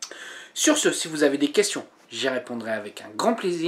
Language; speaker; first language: French; native; French